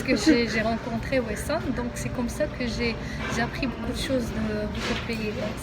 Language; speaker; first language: French; non-native, local second language; Arabic